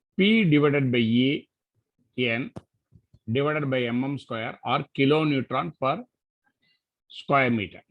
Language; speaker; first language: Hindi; non-native, local second language; Marathi